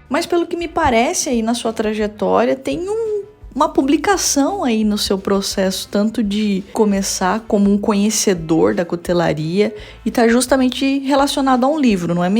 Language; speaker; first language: Portuguese; native; Portuguese